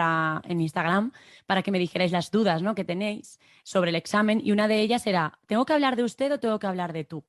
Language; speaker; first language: Spanish; native; Spanish